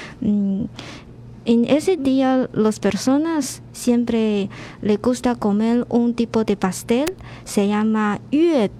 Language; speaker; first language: Spanish; non-native, learner; Chinese